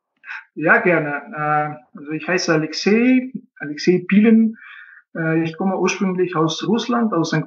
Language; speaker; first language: German; non-native, fluent; Russian